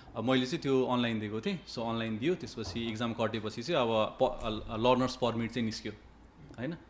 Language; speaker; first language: Nepali; native; Nepali